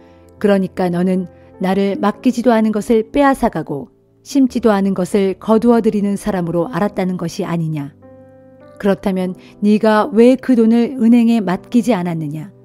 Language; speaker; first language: Korean; native; Korean